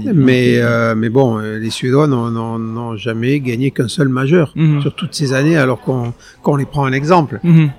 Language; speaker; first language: French; native; French